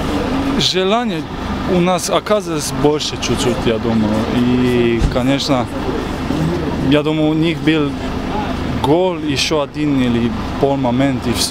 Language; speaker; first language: Russian; non-native, learner; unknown